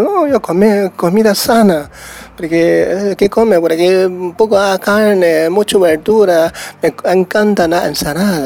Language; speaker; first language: Spanish; non-native, learner; Chinese